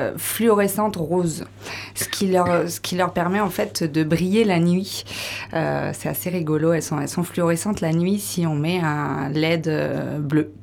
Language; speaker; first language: French; native; French